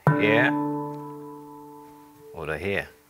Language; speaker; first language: German; non-native, fluent; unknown